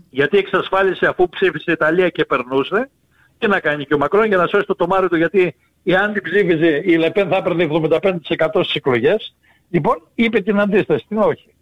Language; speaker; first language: Greek; native; Greek